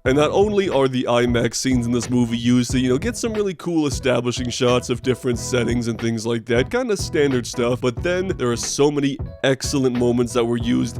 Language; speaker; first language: English; native; English